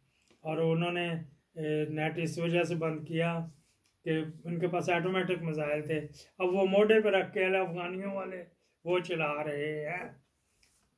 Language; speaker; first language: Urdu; non-native, local second language; Punjabi